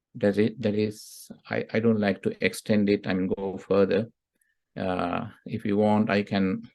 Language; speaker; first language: English; non-native, local second language; Sinhala